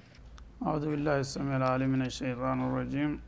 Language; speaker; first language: Arabic; non-native, fluent; Amharic